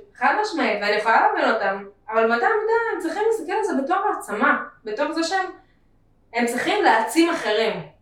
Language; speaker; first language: Hebrew; early bilingual, other home language; Russian